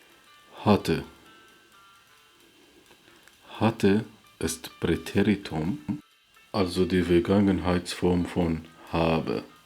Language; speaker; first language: German; non-native, fluent; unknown